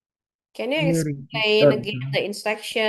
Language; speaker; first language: English; non-native, learner; Indonesian